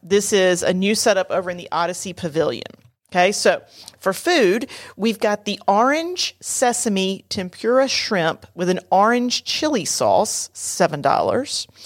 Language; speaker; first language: English; native; English